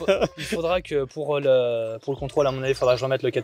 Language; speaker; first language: French; native; French